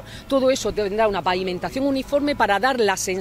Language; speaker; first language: Spanish; native; Spanish